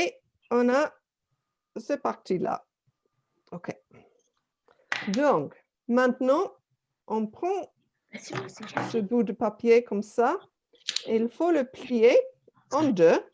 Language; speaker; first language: French; non-native, fluent; English